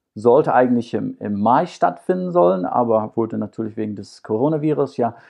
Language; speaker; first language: German; non-native, fluent; English